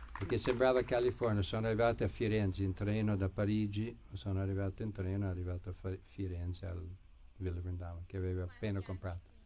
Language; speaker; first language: Italian; non-native, fluent; English